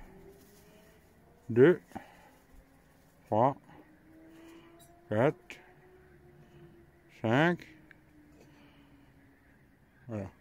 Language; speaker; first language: French; native; French